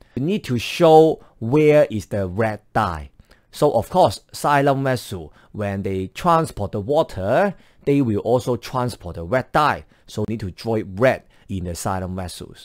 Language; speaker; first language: English; non-native, local second language; Cantonese